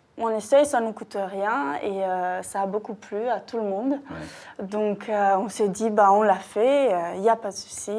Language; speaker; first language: French; non-native, fluent; Russian